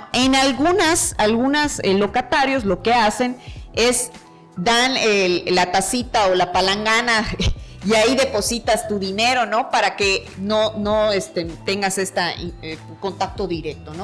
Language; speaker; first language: Spanish; native; Spanish